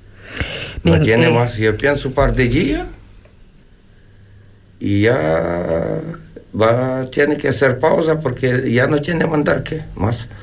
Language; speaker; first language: Spanish; non-native, learner; Ukrainian